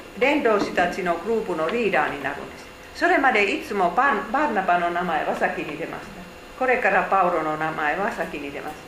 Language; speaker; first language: Japanese; non-native, fluent; Finnish